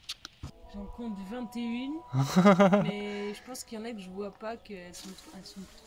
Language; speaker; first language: French; native; French